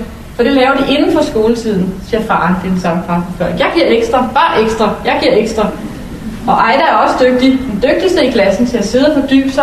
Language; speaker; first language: Danish; native; Danish